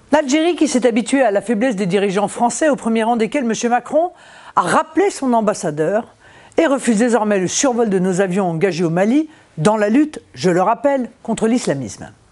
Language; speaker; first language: French; native; French